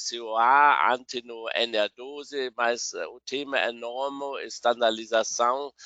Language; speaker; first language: Portuguese; non-native, fluent; German